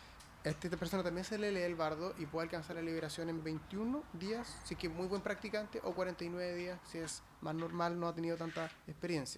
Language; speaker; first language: Spanish; native; Spanish